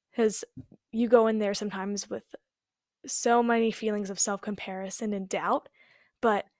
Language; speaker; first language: English; native; English